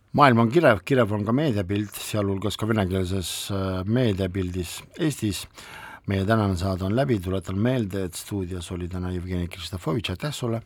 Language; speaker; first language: Estonian; non-native, local second language; Russian